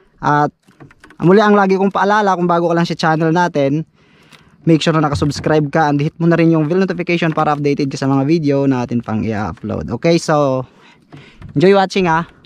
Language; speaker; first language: Filipino; non-native, local second language; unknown